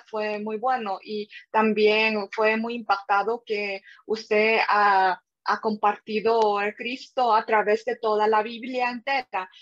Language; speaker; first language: Spanish; non-native, fluent; Korean